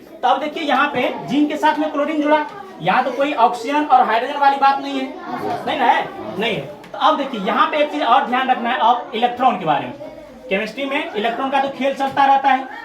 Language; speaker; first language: Hindi; native; Hindi